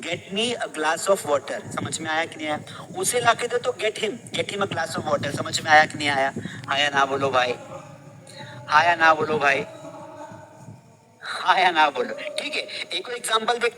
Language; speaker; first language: Hindi; native; Hindi